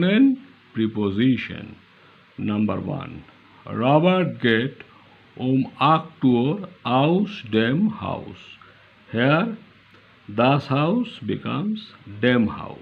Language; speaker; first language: German; non-native, learner; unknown